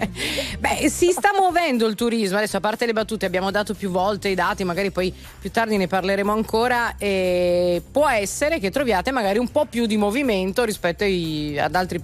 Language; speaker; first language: Italian; native; Italian